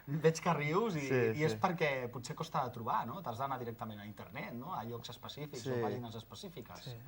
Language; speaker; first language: Catalan; native; Catalan